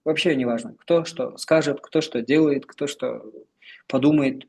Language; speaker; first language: Russian; non-native, local second language; Kazakh